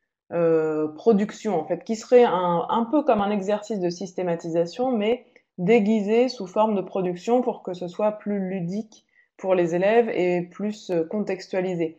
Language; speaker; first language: French; native; French